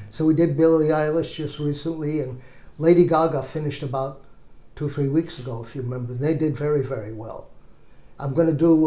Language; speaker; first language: English; native; English